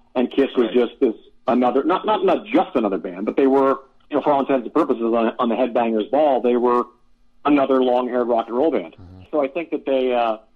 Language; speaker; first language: English; native; English